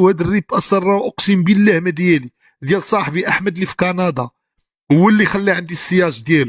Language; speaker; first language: Arabic; native; Arabic